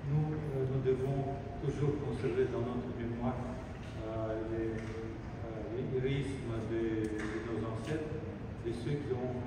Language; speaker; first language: French; non-native, fluent; Russian